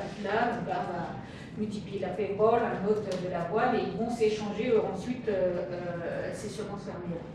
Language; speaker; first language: French; native; French